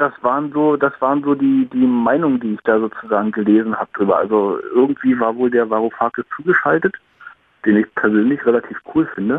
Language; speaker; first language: German; native; German